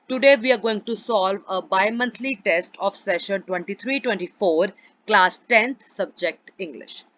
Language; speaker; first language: English; non-native, local second language; Punjabi